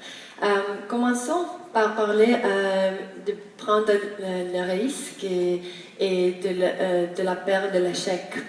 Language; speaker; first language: French; non-native, fluent; Estonian